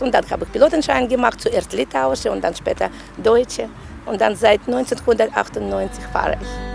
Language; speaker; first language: German; non-native, learner; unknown